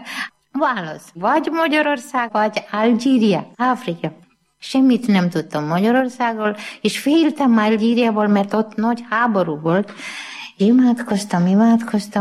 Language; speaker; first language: Hungarian; non-native, learner; Malayalam